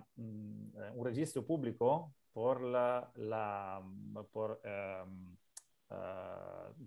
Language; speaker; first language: Spanish; non-native, learner; Italian